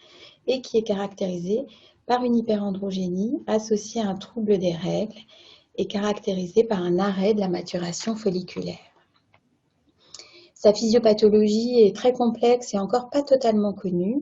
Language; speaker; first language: French; native; French